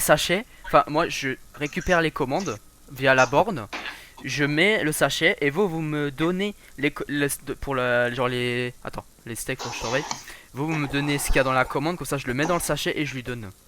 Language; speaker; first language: French; native; French